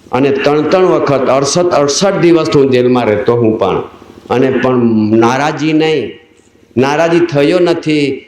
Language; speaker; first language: Gujarati; non-native, local second language; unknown